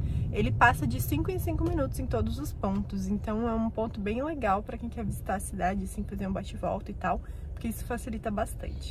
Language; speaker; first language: Portuguese; native; Portuguese